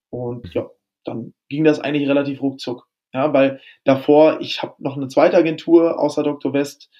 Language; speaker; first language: German; native; German